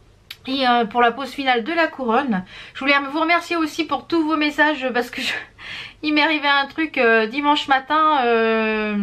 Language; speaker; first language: French; native; French